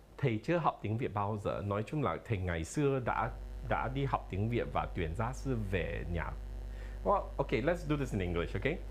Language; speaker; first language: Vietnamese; non-native, fluent; English